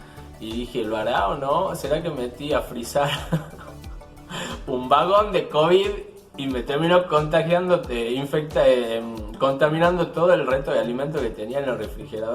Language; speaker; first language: Spanish; native; Spanish